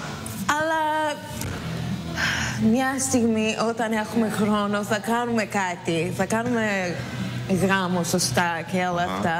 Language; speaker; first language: Greek; non-native, learner; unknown